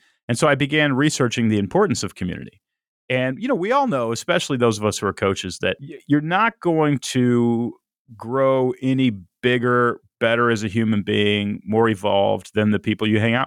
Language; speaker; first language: English; native; English